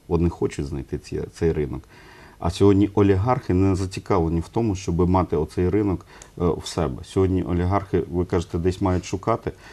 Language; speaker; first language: Ukrainian; non-native, local second language; Russian